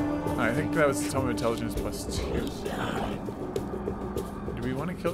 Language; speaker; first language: English; native; English